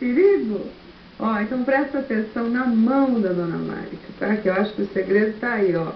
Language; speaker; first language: Portuguese; native; Portuguese